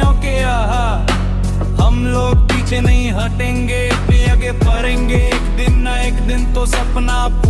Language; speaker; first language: Hindi; non-native, local second language; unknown